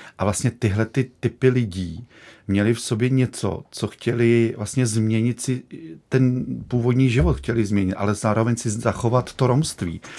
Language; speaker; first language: Czech; native; Czech